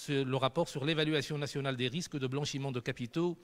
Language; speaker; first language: French; non-native, local second language; Arabic